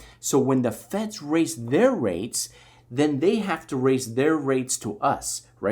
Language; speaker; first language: English; native; English